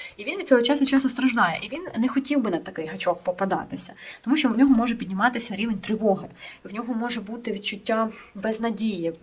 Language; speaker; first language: Ukrainian; non-native, local second language; Russian